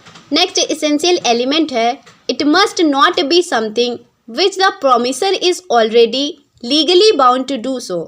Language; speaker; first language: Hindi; native; Hindi